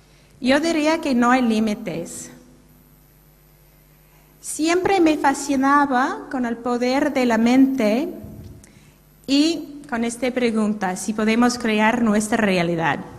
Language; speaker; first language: Spanish; non-native, fluent; English